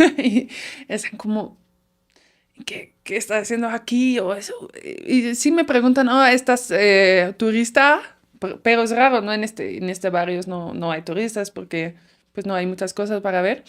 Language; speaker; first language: Spanish; non-native, fluent; Dutch